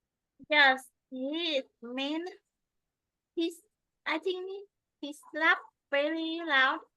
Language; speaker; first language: English; non-native, learner; Vietnamese